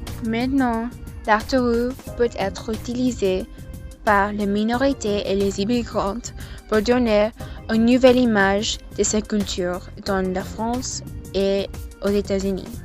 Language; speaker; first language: French; non-native, learner; English